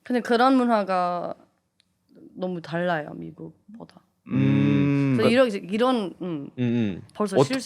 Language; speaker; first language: Korean; early bilingual, heritage; English